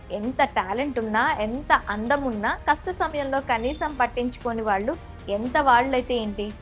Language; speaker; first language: Telugu; native; Telugu